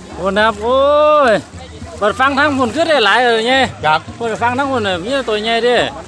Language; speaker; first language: Thai; native; Thai